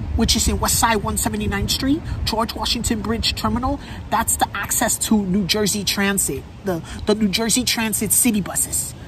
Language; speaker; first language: English; native; English